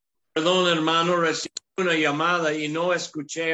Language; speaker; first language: Spanish; non-native, fluent; English